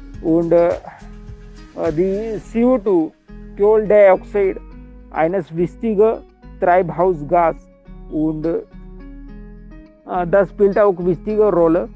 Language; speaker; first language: German; non-native, learner; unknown